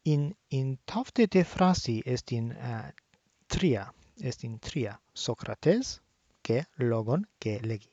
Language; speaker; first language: Greek; non-native, learner; English